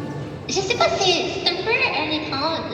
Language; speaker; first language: French; non-native, fluent; English